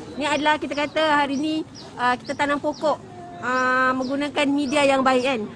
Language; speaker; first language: Malay; native; Malay